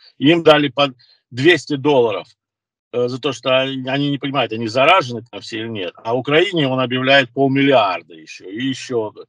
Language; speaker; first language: Russian; early bilingual, other home language; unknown